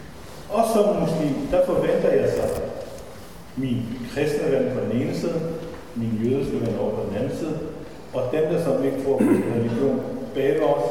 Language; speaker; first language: Danish; non-native, fluent; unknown